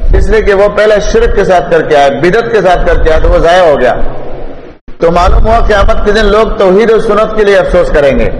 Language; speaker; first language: Urdu; non-native, local second language; Pashto